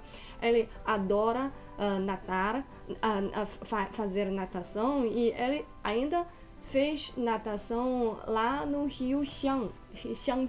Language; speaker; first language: Portuguese; non-native, fluent; Chinese